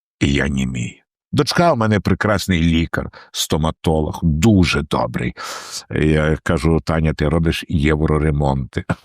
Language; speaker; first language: Ukrainian; native; Ukrainian